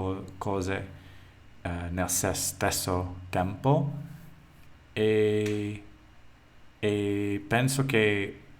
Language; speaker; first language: Italian; non-native, learner; English